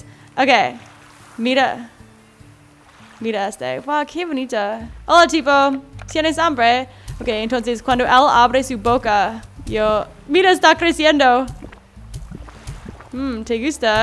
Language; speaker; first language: Spanish; non-native, learner; English